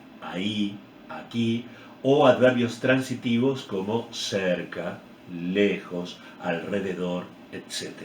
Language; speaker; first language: Spanish; native; Spanish